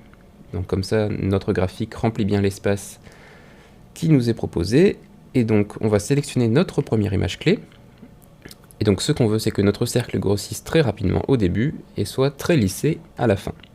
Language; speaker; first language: French; native; French